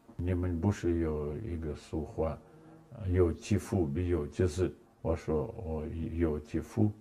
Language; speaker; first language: Chinese; non-native, fluent; Russian